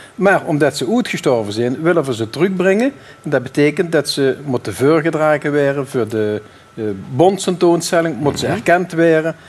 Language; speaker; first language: Dutch; native; Dutch